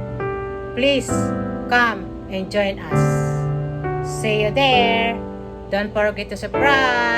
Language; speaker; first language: English; non-native, learner; Filipino